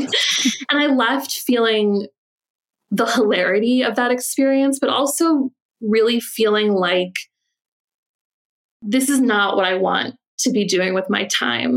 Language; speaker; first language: English; native; English